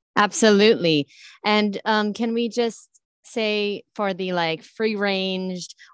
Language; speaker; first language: English; early bilingual, other home language; Italian